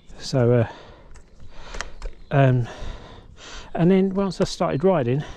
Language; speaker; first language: English; native; English